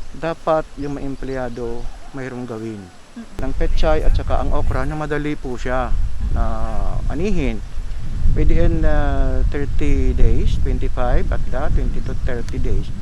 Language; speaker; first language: Filipino; non-native, local second language; Bikol